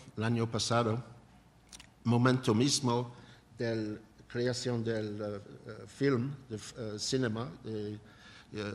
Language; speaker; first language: Spanish; non-native, learner; English